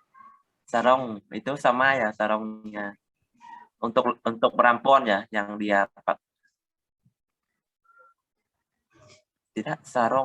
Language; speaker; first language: Indonesian; non-native, learner; Khmer